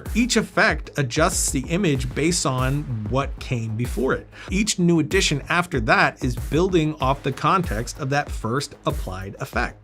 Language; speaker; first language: English; native; English